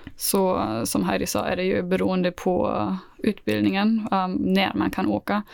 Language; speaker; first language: Swedish; non-native, fluent; German